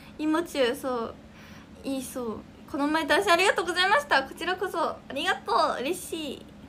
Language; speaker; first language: Japanese; native; Japanese